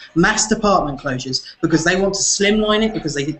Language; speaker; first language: English; native; English